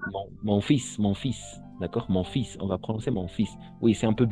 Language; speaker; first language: French; non-native, fluent; Spanish